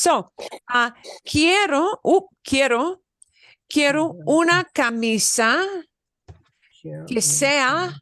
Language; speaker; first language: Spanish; non-native, fluent; English